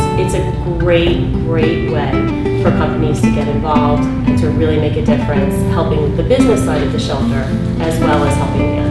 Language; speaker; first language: English; native; English